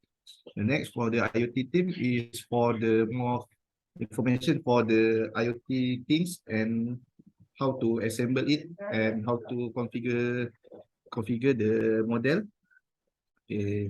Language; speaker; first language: English; non-native, fluent; Malay